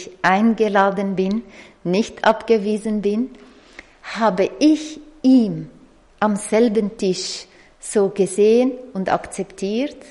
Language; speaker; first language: German; non-native, fluent; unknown